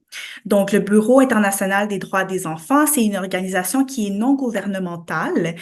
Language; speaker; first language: French; native; French